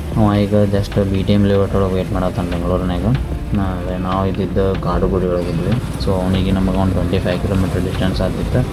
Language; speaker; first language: Kannada; native; Kannada